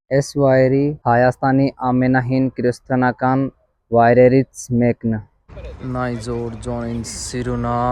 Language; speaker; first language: Armenian; non-native, learner; Hindi